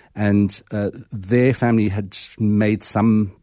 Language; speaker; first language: English; native; English